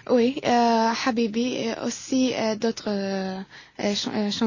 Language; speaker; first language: French; non-native, learner; Arabic